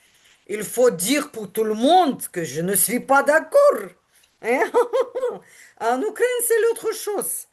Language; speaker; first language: French; non-native, learner; Ukrainian